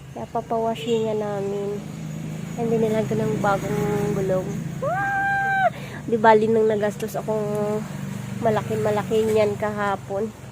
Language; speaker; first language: Filipino; non-native, local second language; Bikol